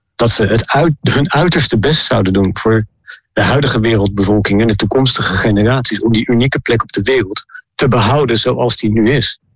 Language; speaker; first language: Dutch; native; Dutch